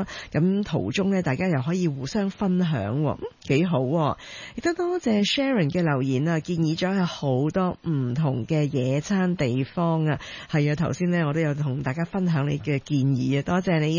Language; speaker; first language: Cantonese; native; Cantonese